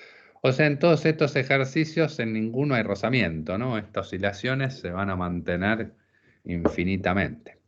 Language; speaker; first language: Spanish; native; Spanish